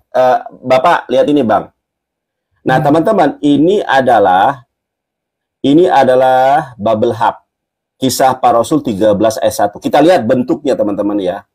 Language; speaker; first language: Indonesian; native; Indonesian